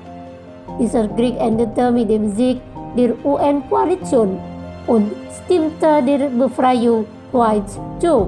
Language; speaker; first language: German; non-native, fluent; Indonesian